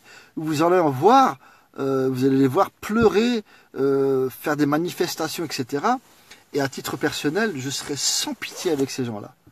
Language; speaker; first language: French; native; French